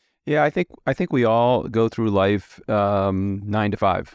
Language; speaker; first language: English; native; English